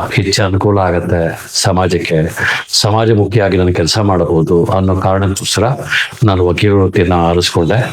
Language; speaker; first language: Kannada; native; Kannada